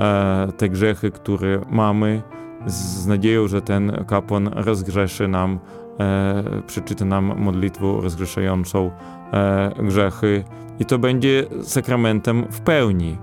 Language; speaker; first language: Polish; non-native, fluent; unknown